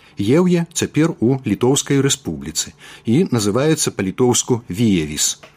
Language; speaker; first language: Belarusian; native; Belarusian